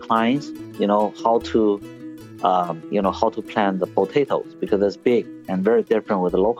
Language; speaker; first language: English; non-native, learner; Chinese